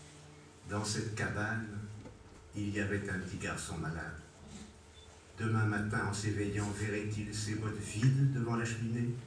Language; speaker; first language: French; native; French